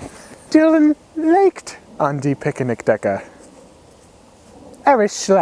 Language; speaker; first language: German; non-native, learner; English